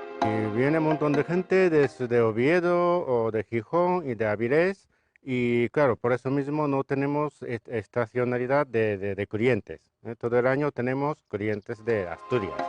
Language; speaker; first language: Spanish; non-native, fluent; Japanese